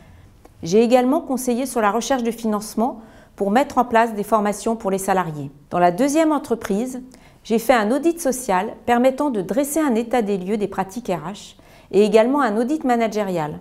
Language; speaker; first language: French; native; French